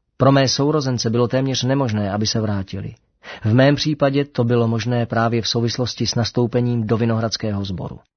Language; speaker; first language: Czech; native; Czech